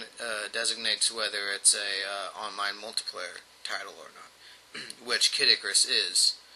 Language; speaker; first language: English; native; English